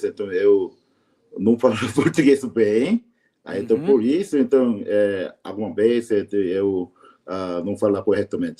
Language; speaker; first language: Portuguese; non-native, learner; Korean